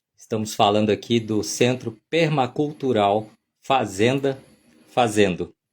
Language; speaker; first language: Portuguese; native; Portuguese